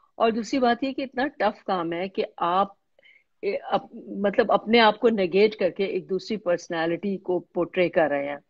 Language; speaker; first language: Urdu; native; Urdu